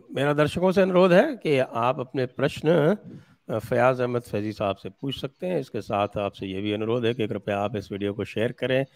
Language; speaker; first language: Hindi; native; Hindi